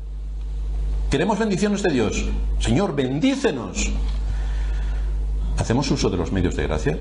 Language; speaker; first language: Spanish; native; Spanish